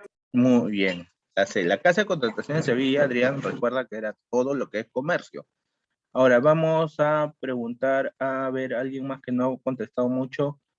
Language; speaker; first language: Spanish; native; Spanish